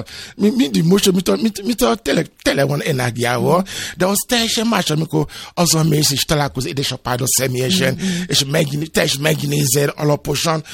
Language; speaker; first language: Hungarian; non-native, fluent; Yoruba